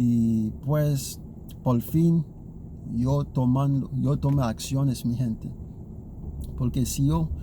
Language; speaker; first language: Spanish; non-native, learner; Haitian Creole